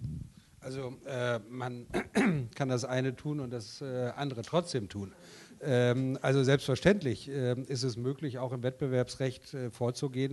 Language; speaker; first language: German; native; German